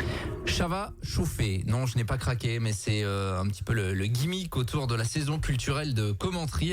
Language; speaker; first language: French; native; French